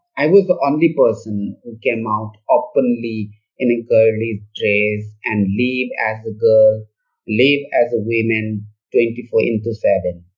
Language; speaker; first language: English; non-native, local second language; Manipuri